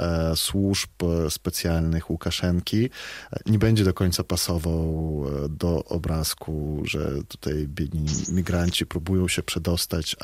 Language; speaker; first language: Polish; non-native, fluent; Belarusian